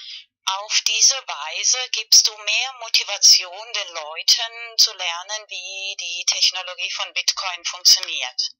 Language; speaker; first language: German; non-native, learner; Spanish